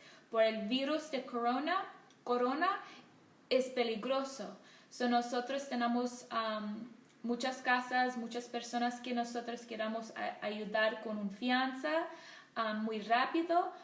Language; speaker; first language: Spanish; non-native, learner; English